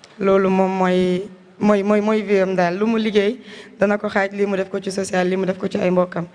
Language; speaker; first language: Wolof; non-native, local second language; Jola-Fonyi